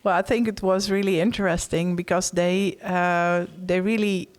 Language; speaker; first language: English; non-native, fluent; Western Frisian